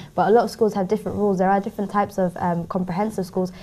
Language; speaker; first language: English; native; English